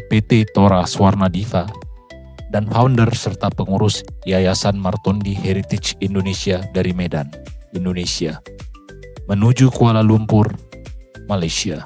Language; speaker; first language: Indonesian; native; Indonesian